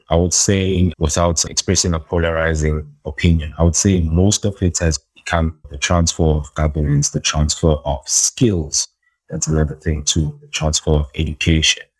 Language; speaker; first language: English; non-native, local second language; Xhosa